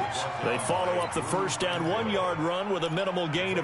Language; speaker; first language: English; native; English